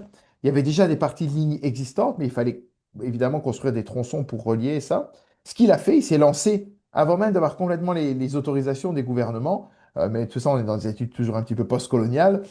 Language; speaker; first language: French; native; French